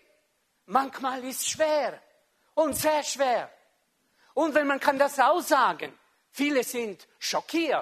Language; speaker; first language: German; non-native, local second language; French